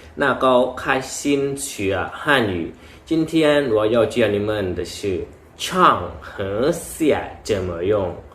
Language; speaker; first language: Chinese; non-native, fluent; Thai